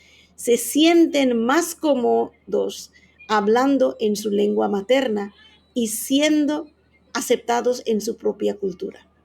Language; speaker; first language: Spanish; non-native, fluent; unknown